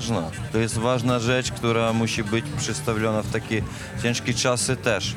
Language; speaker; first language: Polish; non-native, learner; Ukrainian